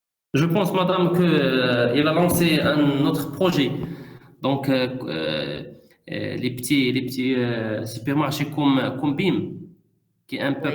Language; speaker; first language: French; non-native, learner; Arabic